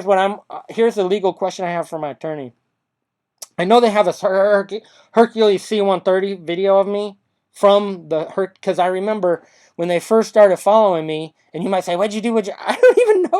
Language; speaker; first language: English; native; English